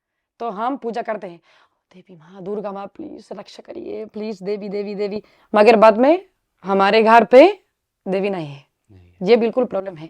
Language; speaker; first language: Hindi; non-native, learner; Spanish